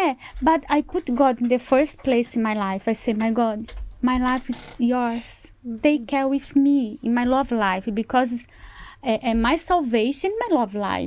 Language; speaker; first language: English; non-native, learner; Portuguese